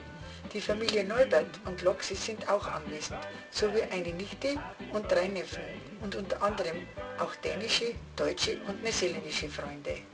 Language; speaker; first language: German; native; German